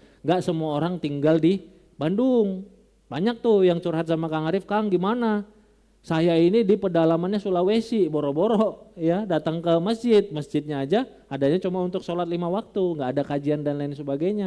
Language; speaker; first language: Indonesian; non-native, local second language; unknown